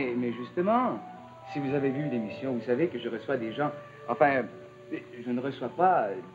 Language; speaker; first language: French; native; French